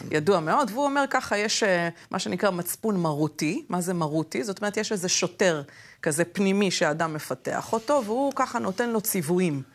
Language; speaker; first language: Hebrew; native; Hebrew